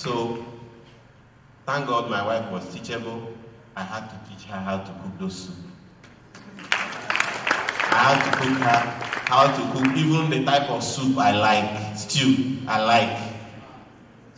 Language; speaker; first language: English; non-native, local second language; Igbo